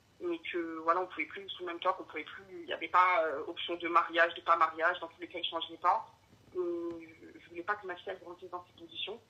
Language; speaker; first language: French; early bilingual, other home language; Arabic